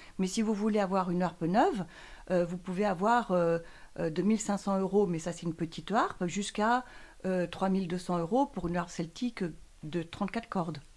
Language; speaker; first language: French; native; French